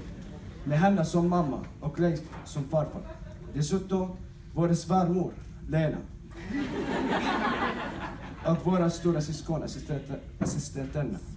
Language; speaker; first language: Swedish; non-native, learner; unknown